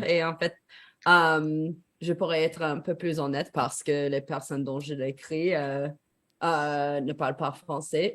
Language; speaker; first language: French; non-native, learner; English